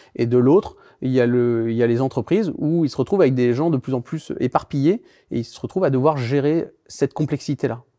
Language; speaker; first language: French; native; French